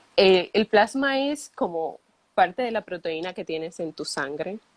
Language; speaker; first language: Spanish; early bilingual, heritage; Spanish